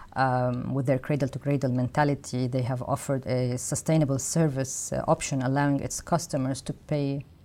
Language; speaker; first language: English; non-native, fluent; Arabic